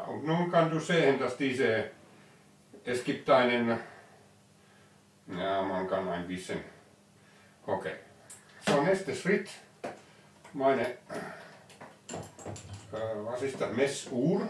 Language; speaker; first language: German; non-native, learner; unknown